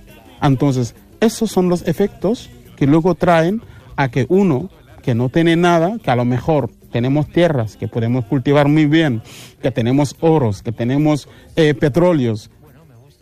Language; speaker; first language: Spanish; non-native, fluent; Wolof